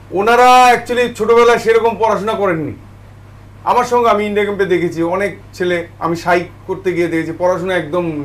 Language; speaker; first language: Bangla; native; Bangla